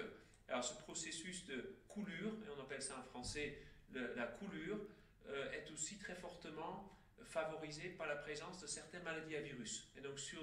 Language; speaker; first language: French; native; French